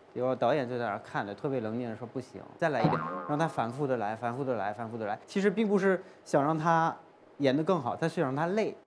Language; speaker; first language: Chinese; non-native, fluent; French